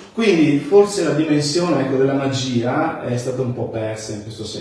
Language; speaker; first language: Italian; native; Italian